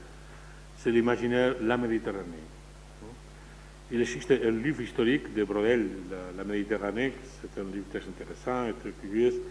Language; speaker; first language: French; non-native, fluent; Spanish